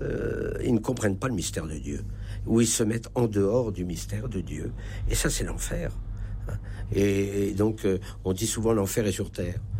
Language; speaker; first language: French; native; French